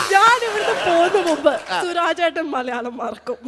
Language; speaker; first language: Malayalam; early bilingual, other home language; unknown